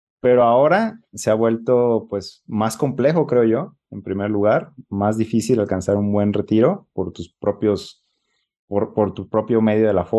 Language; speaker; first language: Spanish; native; Spanish